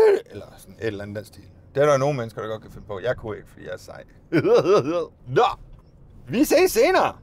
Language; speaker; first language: Danish; native; Danish